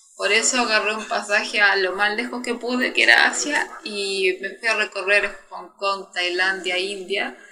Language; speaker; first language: Spanish; native; Spanish